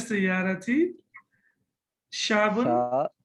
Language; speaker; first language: Arabic; non-native, fluent; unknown